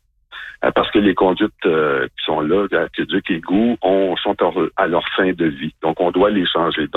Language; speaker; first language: French; native; French